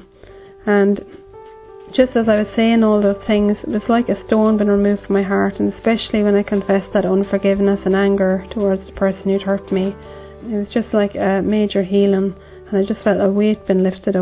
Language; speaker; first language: English; native; English